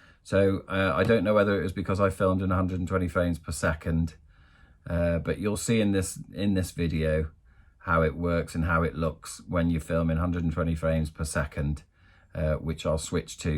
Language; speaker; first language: English; native; English